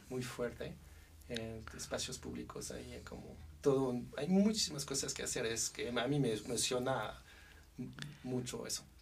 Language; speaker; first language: Spanish; non-native, fluent; French